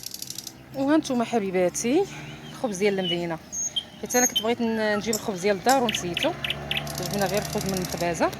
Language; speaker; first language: Arabic; native; Arabic